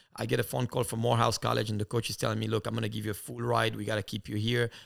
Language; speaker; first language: English; early bilingual, other home language; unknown